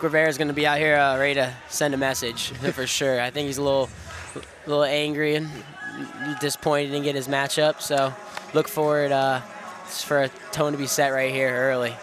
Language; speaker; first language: English; native; English